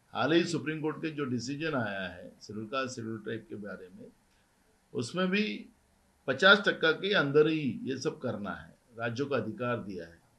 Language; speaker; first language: Hindi; non-native, local second language; Marathi